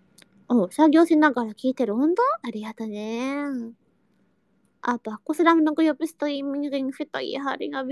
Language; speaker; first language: Japanese; non-native, learner; Indonesian